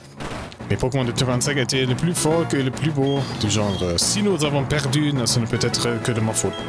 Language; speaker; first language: French; non-native, learner; German